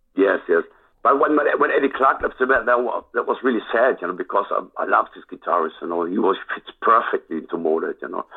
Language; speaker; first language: English; non-native, fluent; German